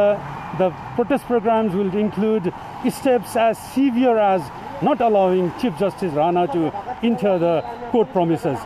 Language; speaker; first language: English; non-native, local second language; Nepali